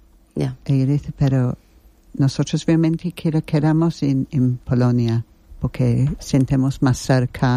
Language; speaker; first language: Spanish; non-native, learner; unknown